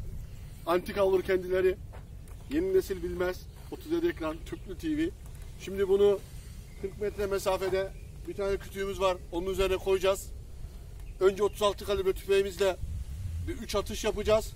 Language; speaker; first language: Turkish; native; Turkish